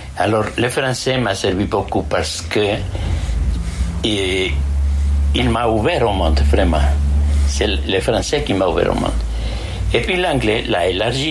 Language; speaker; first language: French; non-native, fluent; Spanish